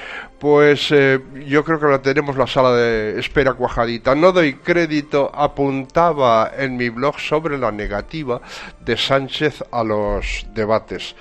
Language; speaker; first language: Spanish; native; Spanish